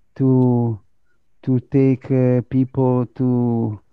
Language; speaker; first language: English; non-native, fluent; Italian